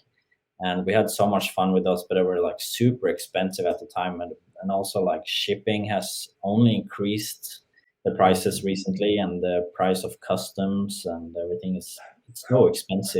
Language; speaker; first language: English; non-native, fluent; Norwegian